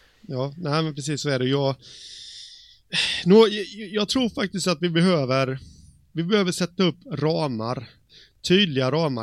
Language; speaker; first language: Swedish; native; Swedish